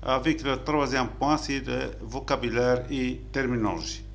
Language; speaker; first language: French; non-native, local second language; Arabic